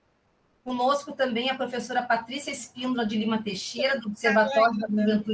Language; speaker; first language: Portuguese; native; Portuguese